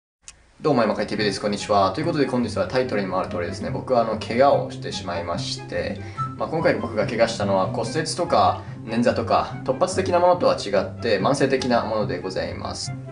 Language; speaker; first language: Japanese; native; Japanese